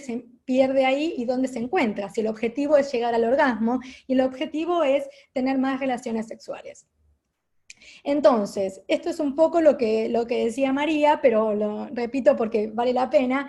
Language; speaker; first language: Spanish; native; Spanish